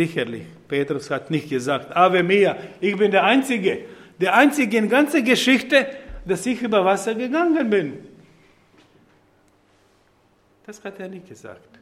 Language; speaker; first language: German; non-native, fluent; Croatian